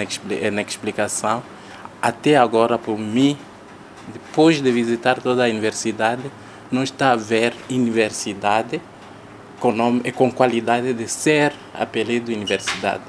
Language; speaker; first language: Portuguese; non-native, learner; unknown